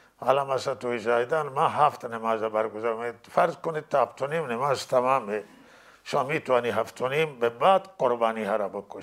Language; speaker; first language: Persian; non-native, local second language; Baluchi